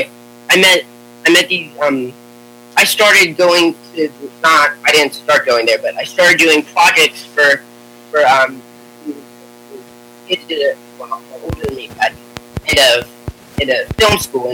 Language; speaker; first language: English; native; English